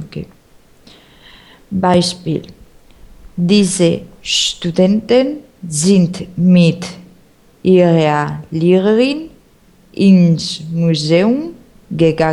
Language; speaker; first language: German; non-native, learner; Spanish